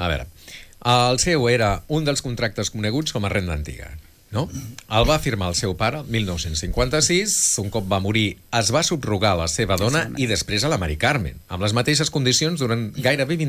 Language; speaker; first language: Catalan; native; Catalan